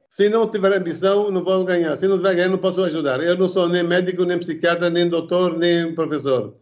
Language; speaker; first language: Portuguese; early bilingual, other home language; Arabic